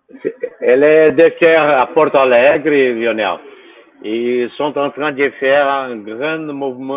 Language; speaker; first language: French; non-native, fluent; Portuguese